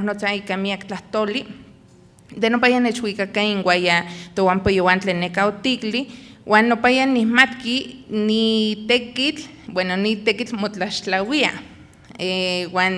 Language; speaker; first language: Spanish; non-native, local second language; Nahuatl languages